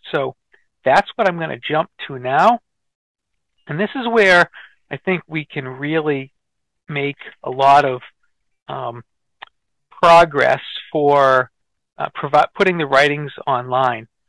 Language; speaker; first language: English; native; English